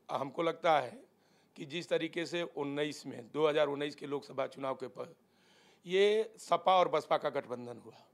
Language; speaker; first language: Hindi; native; Hindi